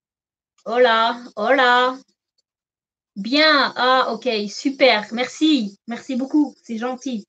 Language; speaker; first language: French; non-native, local second language; Arabic